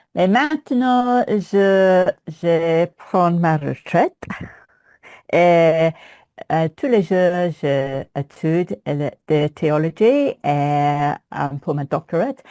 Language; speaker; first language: French; non-native, learner; English